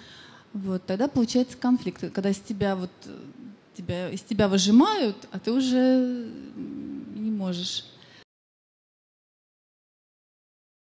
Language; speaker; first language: Russian; native; Russian